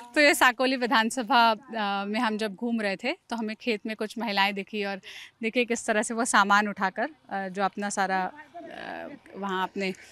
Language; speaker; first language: Hindi; native; Hindi